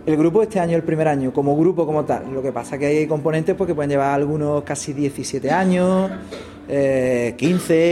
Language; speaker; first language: Spanish; native; Spanish